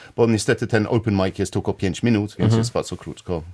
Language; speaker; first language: Polish; non-native, learner; English